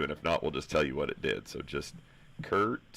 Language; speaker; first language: English; native; English